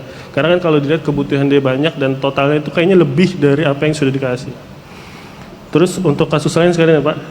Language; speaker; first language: Indonesian; native; Indonesian